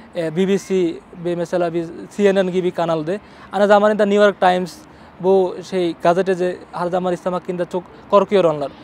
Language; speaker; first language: Turkish; non-native, learner; Bangla